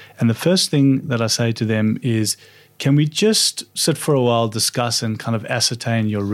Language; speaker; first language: English; native; English